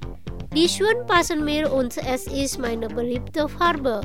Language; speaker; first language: German; non-native, fluent; Indonesian